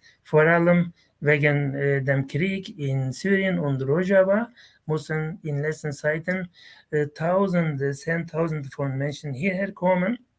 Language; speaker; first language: German; non-native, fluent; Kurdish